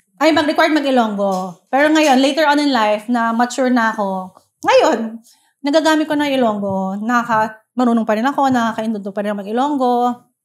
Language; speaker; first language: Filipino; non-native, local second language; Hiligaynon